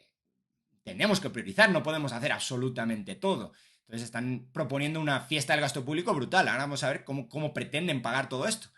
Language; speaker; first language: Spanish; native; Spanish